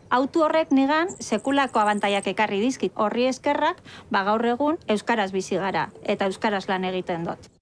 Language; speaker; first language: Basque; non-native, local second language; Spanish